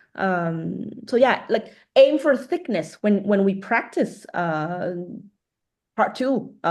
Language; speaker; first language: English; non-native, fluent; Vietnamese